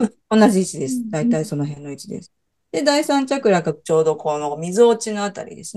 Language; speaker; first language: Japanese; native; Japanese